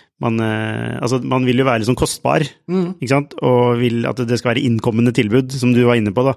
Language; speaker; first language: Norwegian; native; Norwegian